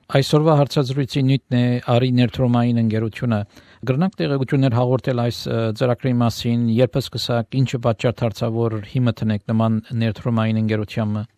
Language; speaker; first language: Armenian; native; Armenian